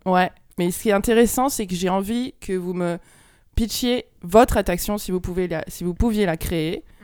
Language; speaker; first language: French; native; French